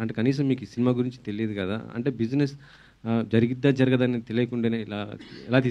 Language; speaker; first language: Telugu; native; Telugu